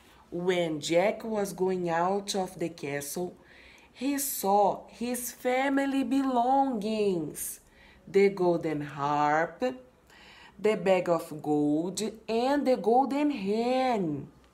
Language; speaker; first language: English; non-native, fluent; Portuguese